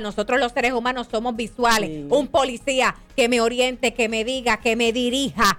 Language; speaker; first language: Spanish; native; Spanish